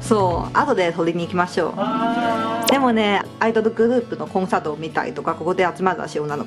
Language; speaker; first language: Japanese; non-native, fluent; Chinese